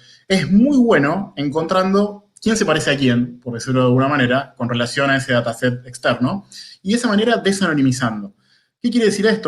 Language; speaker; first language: Spanish; native; Spanish